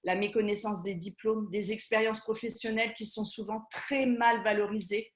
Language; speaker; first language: French; native; French